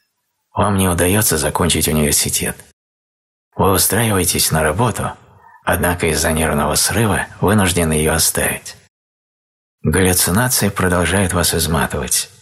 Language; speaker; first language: Russian; native; Russian